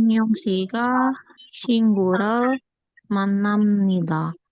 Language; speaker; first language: Korean; non-native, learner; Indonesian